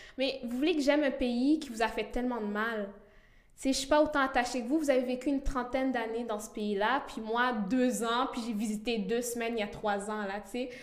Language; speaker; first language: French; early bilingual, other home language; Rundi